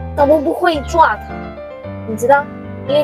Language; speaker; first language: Chinese; non-native, learner; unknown